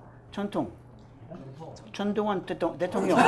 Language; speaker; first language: Korean; non-native, learner; French